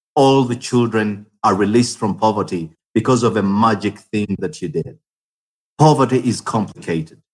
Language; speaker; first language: English; non-native, local second language; Ganda